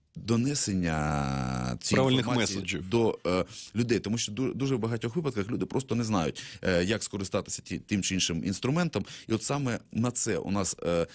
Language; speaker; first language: Ukrainian; native; Ukrainian